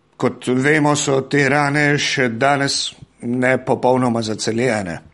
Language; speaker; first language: Slovenian; early bilingual, heritage; Slovenian